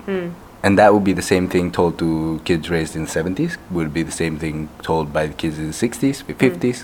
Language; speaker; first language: English; non-native, local second language; Malay